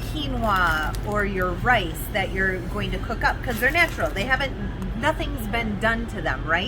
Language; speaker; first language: English; native; English